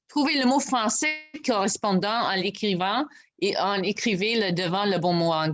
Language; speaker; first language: French; non-native, local second language; English